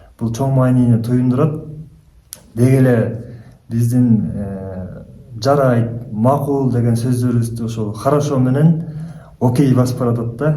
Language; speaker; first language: Kyrgyz; native; Kyrgyz